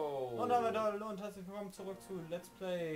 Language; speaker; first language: German; native; German